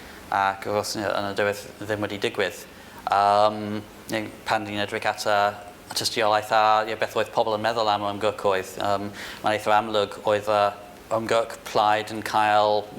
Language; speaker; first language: Welsh; non-native, fluent; English